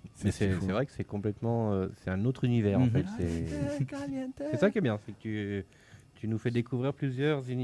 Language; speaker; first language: French; native; French